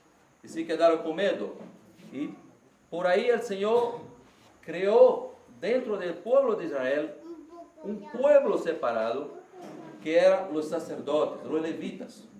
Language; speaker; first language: Spanish; non-native, learner; Portuguese